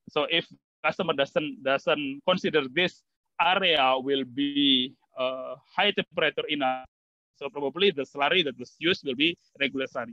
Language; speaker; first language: English; non-native, fluent; Javanese